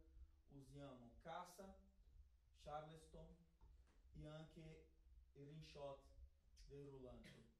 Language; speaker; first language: Italian; non-native, fluent; Portuguese